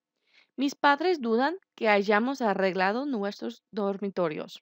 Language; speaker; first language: Spanish; non-native, fluent; English